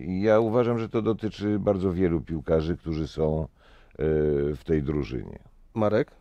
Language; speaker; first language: Polish; native; Polish